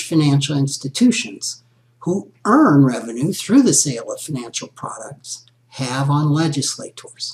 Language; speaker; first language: English; native; English